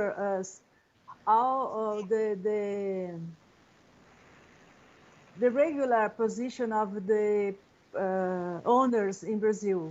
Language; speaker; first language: English; non-native, learner; Portuguese